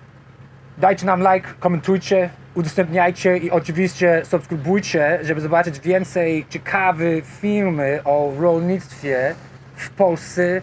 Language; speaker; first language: Polish; non-native, learner; English